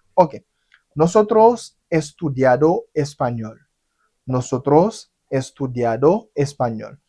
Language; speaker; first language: Spanish; non-native, fluent; Haitian Creole